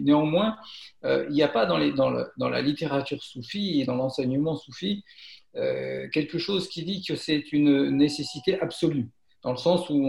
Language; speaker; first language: French; native; French